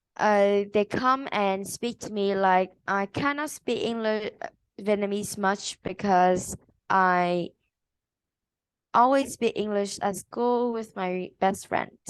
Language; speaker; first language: English; non-native, learner; Vietnamese